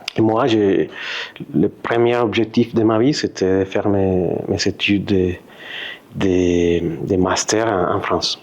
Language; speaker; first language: French; non-native, fluent; Spanish